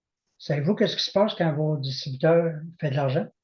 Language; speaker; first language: French; native; French